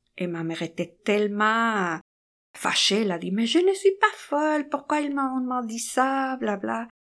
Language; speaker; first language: French; non-native, fluent; Spanish